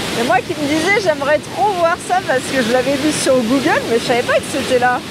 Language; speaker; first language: French; native; French